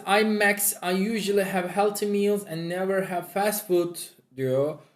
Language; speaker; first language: English; non-native, fluent; Turkish